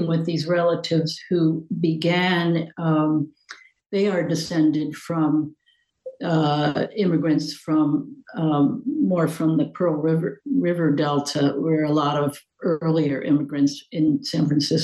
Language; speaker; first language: English; native; English